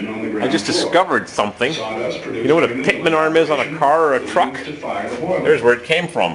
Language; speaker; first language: English; native; English